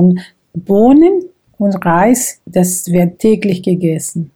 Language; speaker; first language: German; non-native, fluent; Portuguese